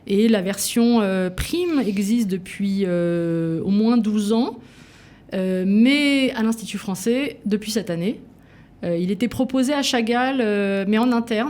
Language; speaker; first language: French; native; French